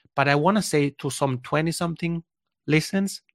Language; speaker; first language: English; non-native, fluent; Italian